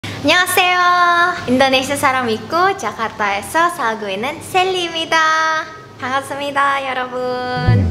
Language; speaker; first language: Korean; non-native, learner; Indonesian